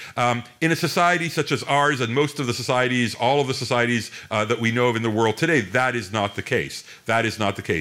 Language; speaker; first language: English; native; English